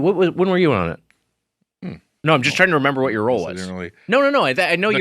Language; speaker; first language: English; native; English